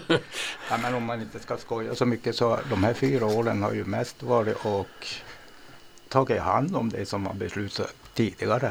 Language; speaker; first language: Swedish; native; Swedish